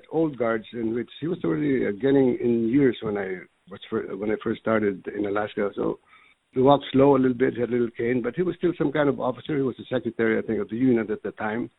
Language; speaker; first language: English; early bilingual, other home language; Filipino